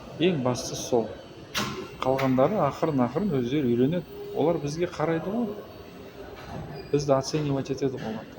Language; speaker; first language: Kazakh; non-native, local second language; Russian